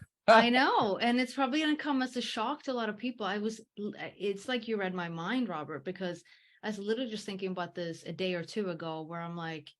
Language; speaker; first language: English; early bilingual, heritage; English